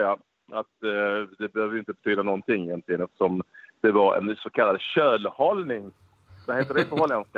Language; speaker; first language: Swedish; native; Swedish